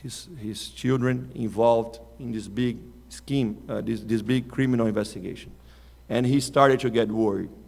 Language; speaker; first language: English; non-native, fluent; Portuguese